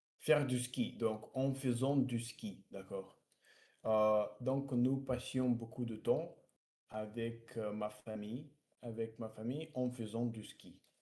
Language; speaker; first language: French; non-native, learner; Russian